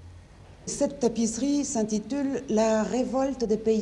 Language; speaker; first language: French; native; French